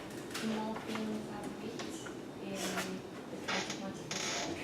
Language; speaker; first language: French; non-native, learner; English